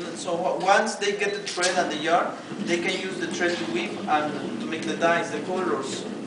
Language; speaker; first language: English; non-native, fluent; Spanish